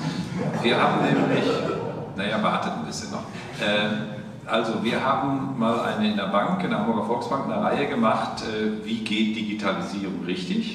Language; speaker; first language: German; native; German